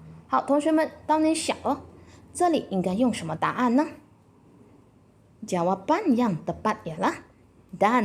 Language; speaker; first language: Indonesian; non-native, local second language; Chinese